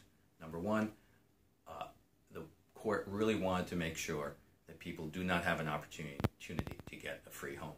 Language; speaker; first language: English; native; English